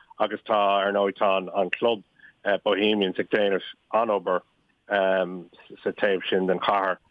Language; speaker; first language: Irish; non-native, local second language; English